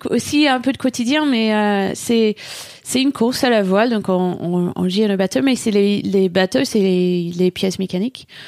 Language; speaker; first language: French; non-native, fluent; English